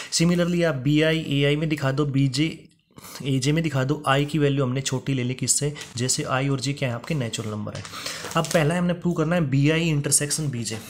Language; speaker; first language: Hindi; native; Hindi